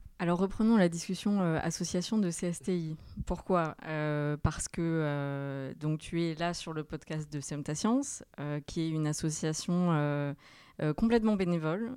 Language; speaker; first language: French; native; French